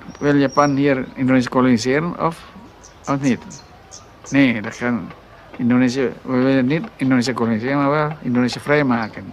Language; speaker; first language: Dutch; non-native, local second language; Minangkabau